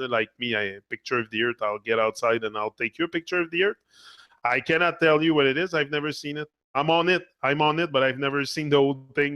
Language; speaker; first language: English; non-native, fluent; French